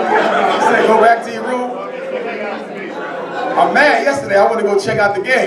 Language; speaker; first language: English; native; English